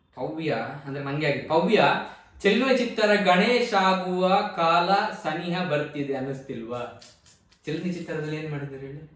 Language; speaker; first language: Kannada; non-native, local second language; Tulu